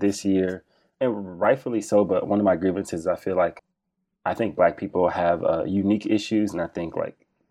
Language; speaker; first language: English; native; English